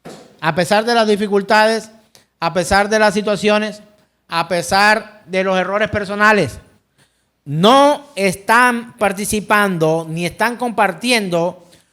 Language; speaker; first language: Spanish; native; Spanish